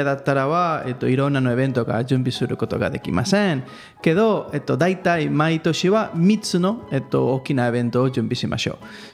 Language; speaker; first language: Japanese; non-native, learner; Spanish